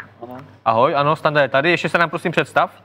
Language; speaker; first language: Czech; native; Czech